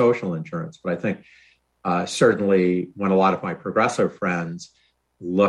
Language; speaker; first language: English; native; English